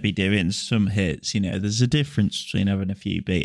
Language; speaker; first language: English; native; English